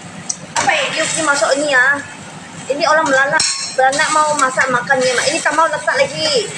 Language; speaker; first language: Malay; non-native, learner; Filipino